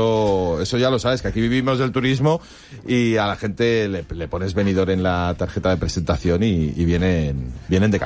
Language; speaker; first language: Spanish; native; Spanish